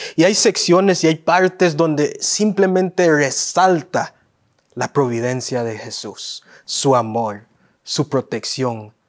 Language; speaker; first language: Spanish; early bilingual, heritage; Spanish